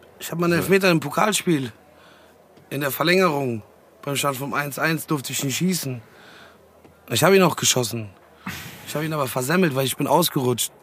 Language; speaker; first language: German; early bilingual, other home language; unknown